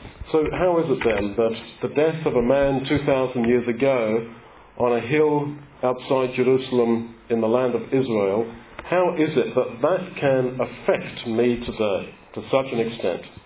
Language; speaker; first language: English; native; English